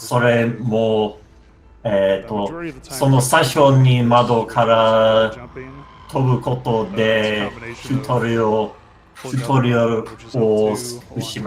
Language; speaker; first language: Japanese; non-native, learner; English